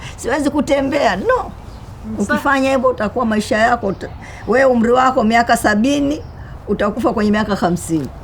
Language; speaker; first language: Swahili; native; Swahili